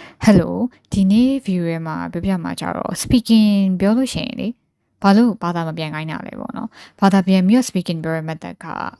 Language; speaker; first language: Burmese; native; Burmese